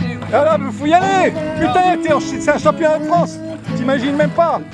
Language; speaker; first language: French; native; French